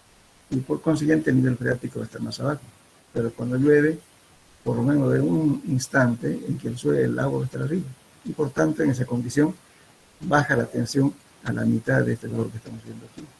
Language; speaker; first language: Spanish; native; Spanish